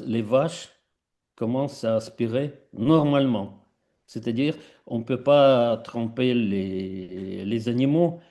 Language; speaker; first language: French; non-native, fluent; Russian